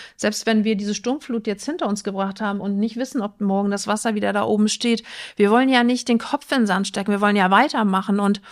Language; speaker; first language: German; native; German